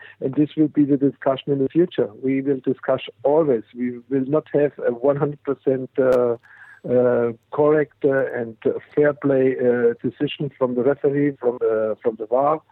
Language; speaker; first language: English; non-native, fluent; German